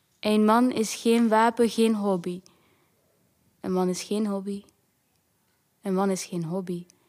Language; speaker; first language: Dutch; early bilingual, other home language; Kinyarwanda